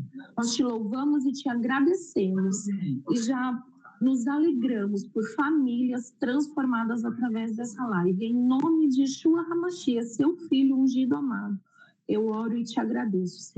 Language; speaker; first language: Portuguese; native; Portuguese